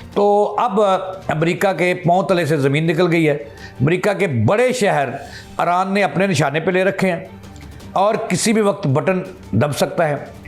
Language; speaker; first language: Urdu; non-native, local second language; Punjabi